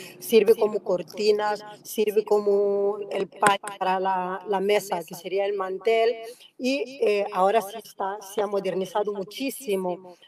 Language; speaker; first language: Spanish; non-native, fluent; Portuguese